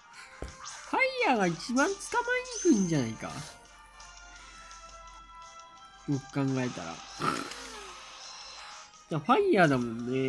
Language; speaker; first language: Japanese; native; Japanese